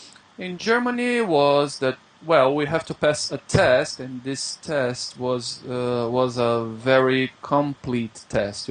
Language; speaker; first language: English; non-native, fluent; Portuguese